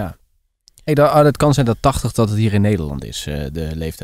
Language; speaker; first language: Dutch; native; Dutch